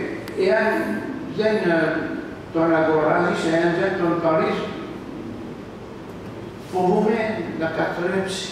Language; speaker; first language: Greek; non-native, learner; French